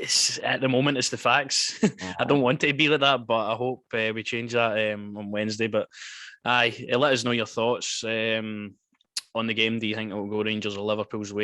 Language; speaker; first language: English; native; English